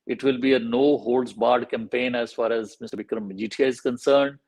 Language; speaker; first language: English; non-native, local second language; Punjabi